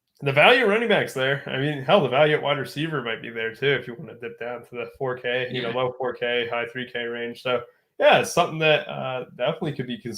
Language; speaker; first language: English; native; English